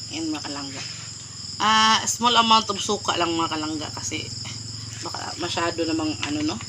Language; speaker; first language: Filipino; native; Filipino